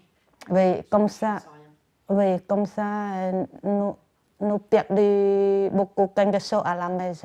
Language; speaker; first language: French; non-native, learner; Khmer